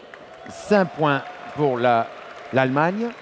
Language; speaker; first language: French; non-native, learner; Turkish